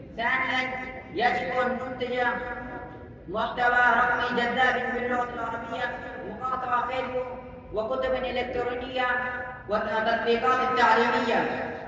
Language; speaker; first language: Arabic; non-native, fluent; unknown